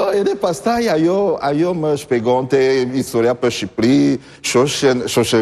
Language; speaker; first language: Albanian; non-native, learner; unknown